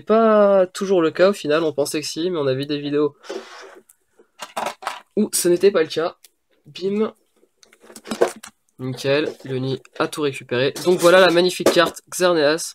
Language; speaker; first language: French; native; French